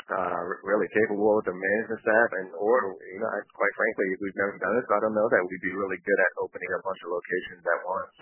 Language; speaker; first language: English; early bilingual, other home language; Japanese